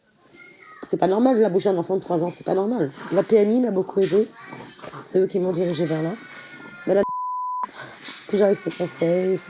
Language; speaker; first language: French; native; French